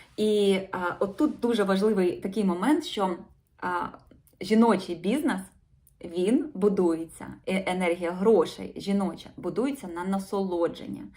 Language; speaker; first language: Ukrainian; non-native, local second language; Russian